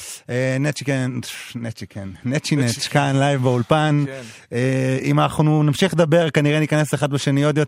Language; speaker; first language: Hebrew; native; Hebrew